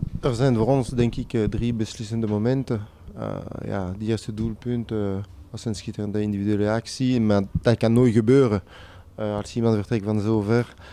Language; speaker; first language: Dutch; non-native, local second language; French